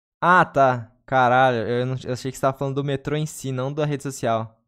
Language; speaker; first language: Portuguese; native; Portuguese